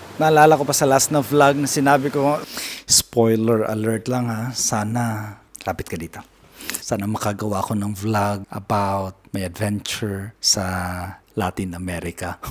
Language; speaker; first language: Filipino; non-native, local second language; Kinaray-a